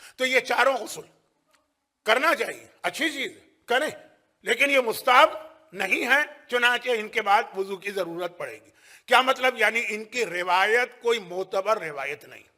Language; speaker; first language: Urdu; native; Urdu